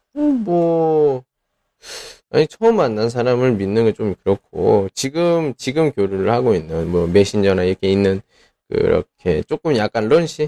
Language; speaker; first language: Korean; native; Korean